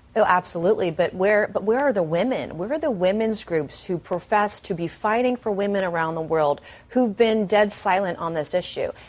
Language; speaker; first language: English; native; English